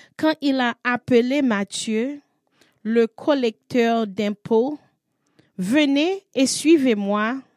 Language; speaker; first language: French; non-native, learner; English